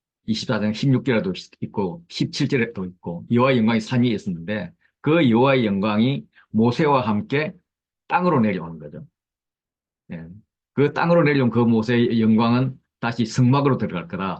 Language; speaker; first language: Korean; native; Korean